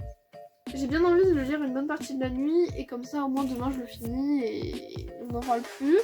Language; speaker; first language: French; native; French